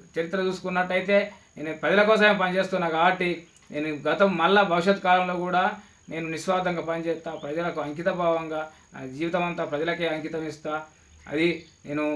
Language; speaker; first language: Telugu; native; Telugu